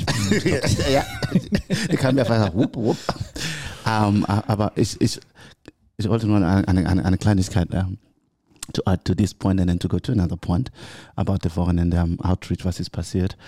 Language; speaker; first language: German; non-native, learner; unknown